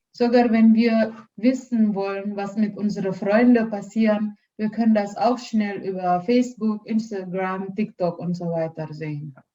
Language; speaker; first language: German; non-native, learner; Indonesian